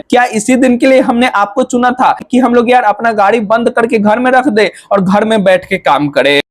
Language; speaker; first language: Hindi; native; Hindi